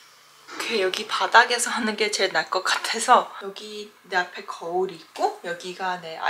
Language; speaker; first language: Korean; early bilingual, heritage; Korean